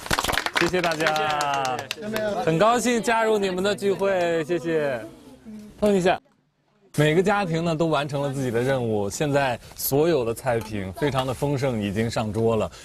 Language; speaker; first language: Chinese; native; Chinese